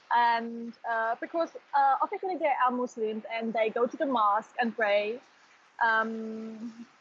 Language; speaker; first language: English; non-native, fluent; German